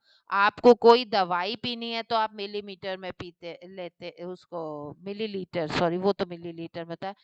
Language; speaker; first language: Hindi; native; Hindi